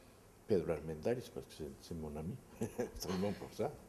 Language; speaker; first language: French; non-native, fluent; Spanish